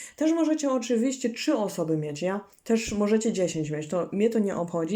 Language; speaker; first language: Polish; non-native, learner; German